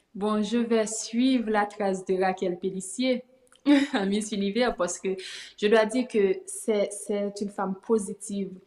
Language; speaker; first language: French; native; French